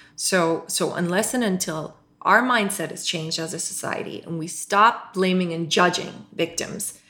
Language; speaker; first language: English; non-native, local second language; Urdu